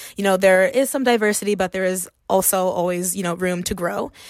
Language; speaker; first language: English; native; English